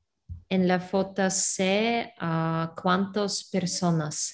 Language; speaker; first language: Spanish; non-native, learner; Russian